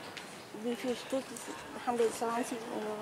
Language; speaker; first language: German; non-native, learner; Thai